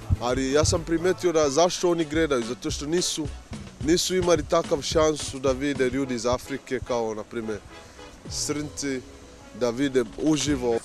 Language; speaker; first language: Bosnian; non-native, learner; Swahili